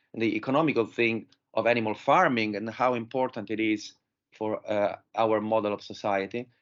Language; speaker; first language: English; non-native, fluent; Italian